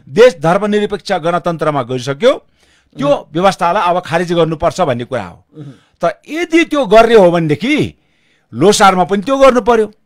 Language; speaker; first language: Nepali; non-native, local second language; Sherpa